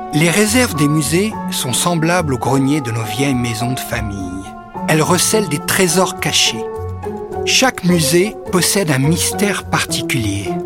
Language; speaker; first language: French; native; French